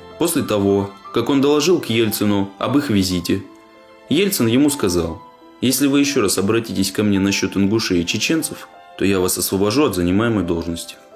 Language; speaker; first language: Russian; non-native, local second language; Ingush